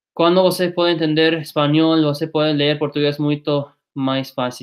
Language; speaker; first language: Spanish; non-native, fluent; English